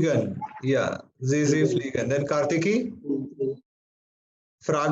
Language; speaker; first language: German; non-native, fluent; Hindi